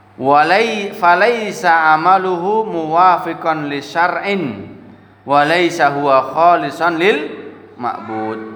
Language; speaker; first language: Arabic; non-native, fluent; Indonesian